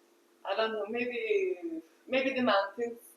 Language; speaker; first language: English; non-native, fluent; Swedish